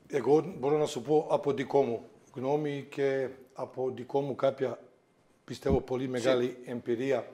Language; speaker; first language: Greek; non-native, fluent; Serbian